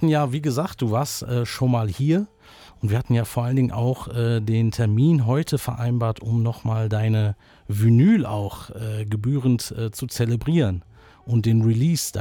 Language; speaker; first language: German; native; German